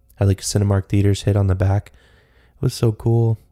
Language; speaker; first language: English; native; English